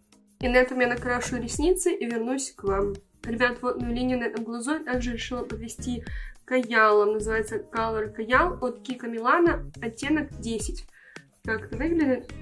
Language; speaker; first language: Russian; native; Russian